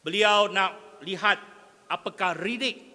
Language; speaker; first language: Malay; non-native, local second language; Chinese